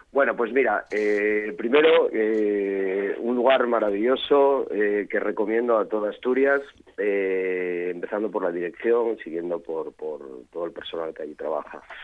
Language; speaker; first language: Spanish; native; Spanish